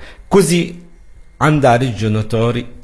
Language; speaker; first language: Italian; non-native, learner; Arabic